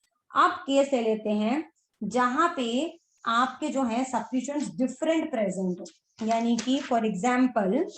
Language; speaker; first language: Hindi; native; Hindi